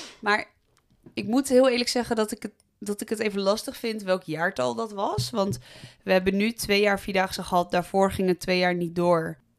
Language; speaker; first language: Dutch; native; Dutch